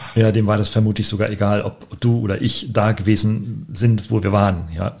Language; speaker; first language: German; native; German